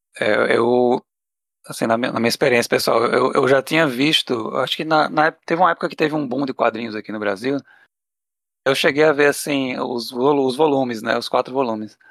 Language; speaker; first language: Portuguese; native; Portuguese